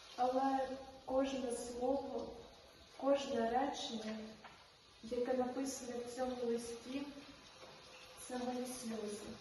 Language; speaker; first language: Ukrainian; native; Ukrainian